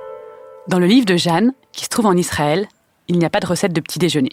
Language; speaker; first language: French; native; French